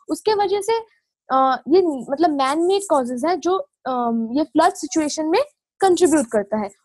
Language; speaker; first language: Hindi; non-native, local second language; Assamese